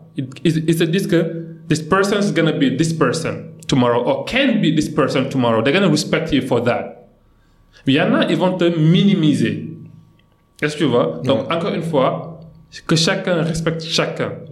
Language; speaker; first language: French; non-native, local second language; Wolof